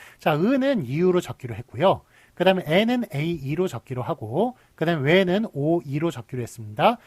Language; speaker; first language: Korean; native; Korean